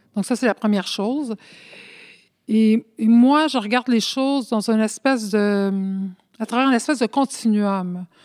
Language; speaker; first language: French; early bilingual, other home language; Spanish